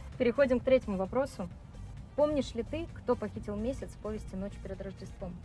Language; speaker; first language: Russian; native; Russian